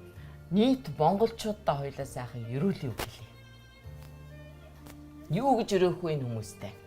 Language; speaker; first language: Mongolian; native; Mongolian